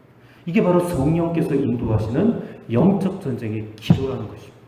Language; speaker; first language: Korean; native; Korean